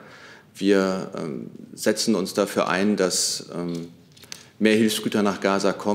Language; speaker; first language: German; native; German